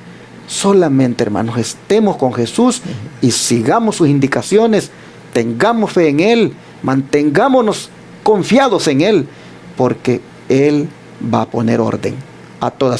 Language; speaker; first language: Spanish; native; Spanish